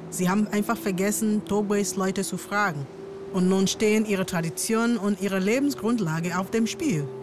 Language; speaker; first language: German; non-native, fluent; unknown